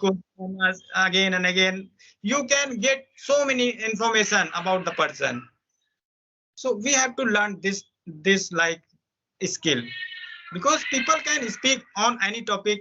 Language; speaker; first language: English; non-native, local second language; Hindi